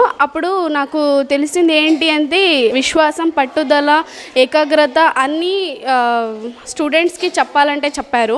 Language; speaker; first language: Telugu; non-native, learner; Kannada